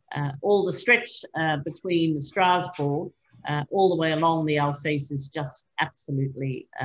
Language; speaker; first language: English; native; English